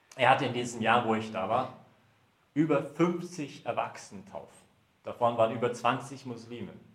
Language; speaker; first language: German; early bilingual, heritage; German